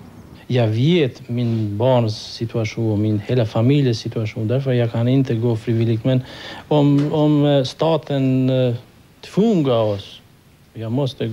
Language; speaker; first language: Swedish; non-native, learner; Albanian